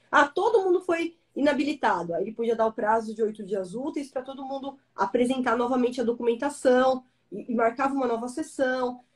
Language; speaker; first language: Portuguese; native; Portuguese